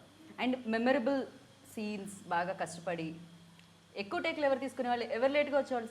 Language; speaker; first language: Telugu; native; Telugu